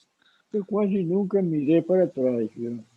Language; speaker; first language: Portuguese; non-native, fluent; Spanish